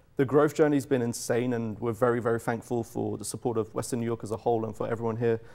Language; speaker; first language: English; native; English